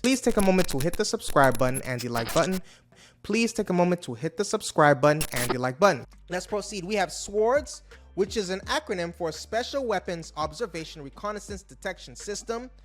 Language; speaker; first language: English; native; English